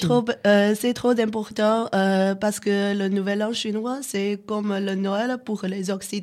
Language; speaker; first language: French; non-native, learner; Chinese